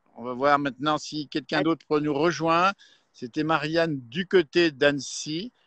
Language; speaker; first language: French; native; French